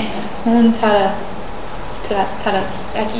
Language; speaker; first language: Icelandic; non-native, learner; English